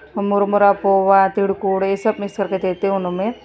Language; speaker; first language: Hindi; non-native, local second language; Marathi